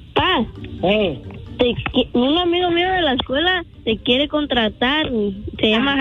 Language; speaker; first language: Spanish; early bilingual, heritage; Spanish